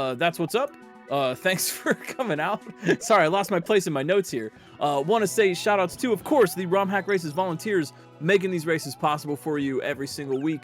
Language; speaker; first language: English; native; English